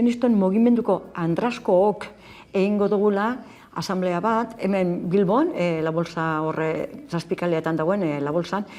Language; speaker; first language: Basque; native; Basque